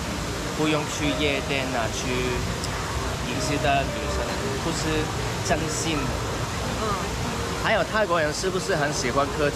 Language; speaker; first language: Chinese; non-native, local second language; Cantonese